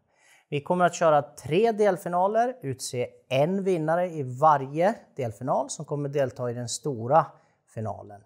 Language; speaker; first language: Swedish; native; Swedish